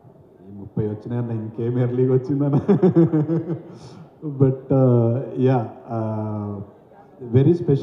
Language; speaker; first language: Telugu; native; Telugu